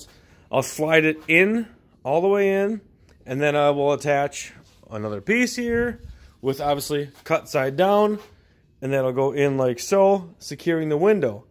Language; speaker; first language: English; native; English